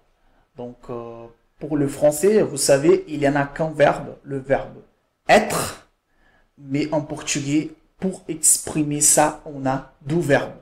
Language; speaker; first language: French; non-native, fluent; Portuguese